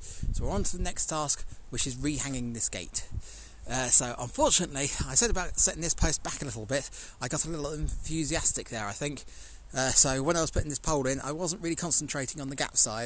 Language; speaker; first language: English; native; English